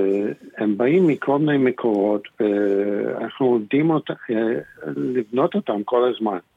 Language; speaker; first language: Hebrew; non-native, fluent; English